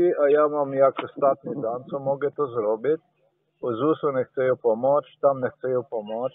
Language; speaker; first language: Polish; non-native, learner; Slovenian